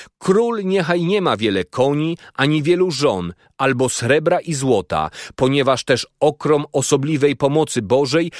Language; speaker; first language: Polish; native; Polish